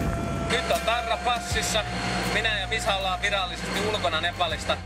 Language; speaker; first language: Finnish; native; Finnish